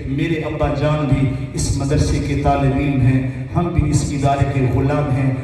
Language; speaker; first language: Urdu; non-native, local second language; Punjabi